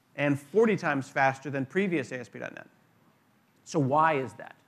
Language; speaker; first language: English; native; English